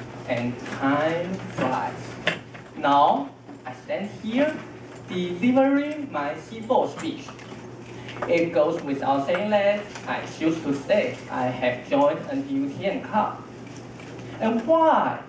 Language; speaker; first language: English; non-native, fluent; Chinese